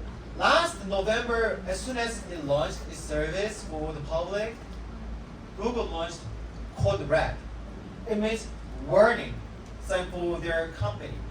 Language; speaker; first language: English; non-native, fluent; Korean